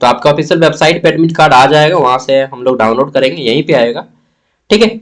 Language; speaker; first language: Hindi; native; Hindi